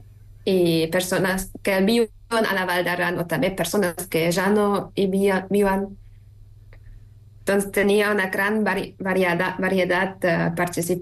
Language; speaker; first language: Catalan; non-native, fluent; German